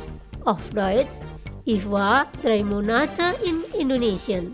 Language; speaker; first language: German; non-native, fluent; Indonesian